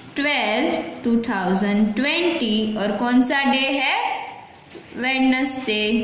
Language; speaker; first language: Hindi; non-native, local second language; Gujarati